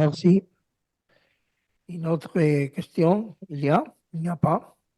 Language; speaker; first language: French; non-native, learner; Spanish